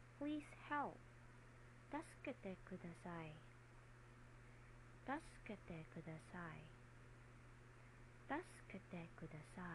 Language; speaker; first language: Japanese; non-native, learner; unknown